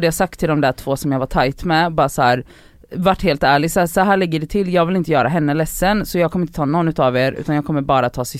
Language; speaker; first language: Swedish; native; Swedish